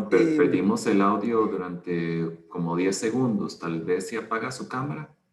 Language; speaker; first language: Spanish; native; Spanish